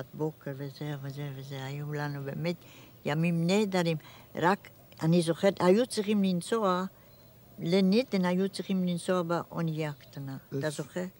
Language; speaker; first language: Hebrew; non-native, fluent; German